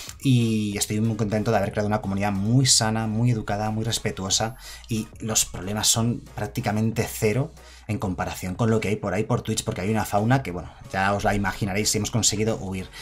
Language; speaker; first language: Spanish; native; Spanish